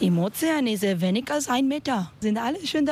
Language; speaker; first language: German; non-native, learner; Spanish